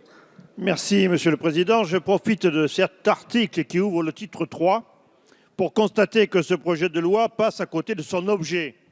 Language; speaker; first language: French; native; French